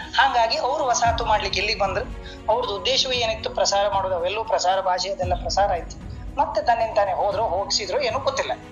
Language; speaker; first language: Kannada; native; Kannada